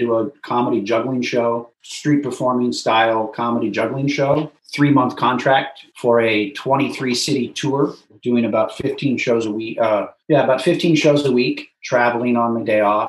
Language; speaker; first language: English; native; English